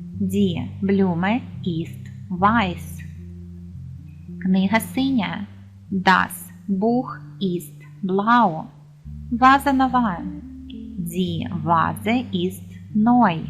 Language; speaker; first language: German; non-native, fluent; Ukrainian